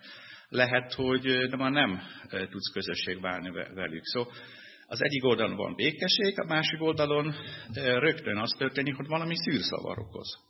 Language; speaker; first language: Hungarian; non-native, fluent; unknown